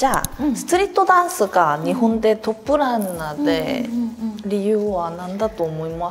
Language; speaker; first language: Japanese; non-native, learner; Korean